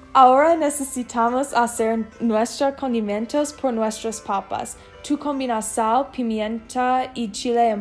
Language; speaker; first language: Spanish; non-native, learner; English